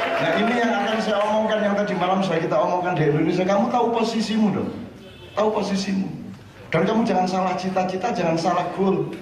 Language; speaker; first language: Indonesian; native; Indonesian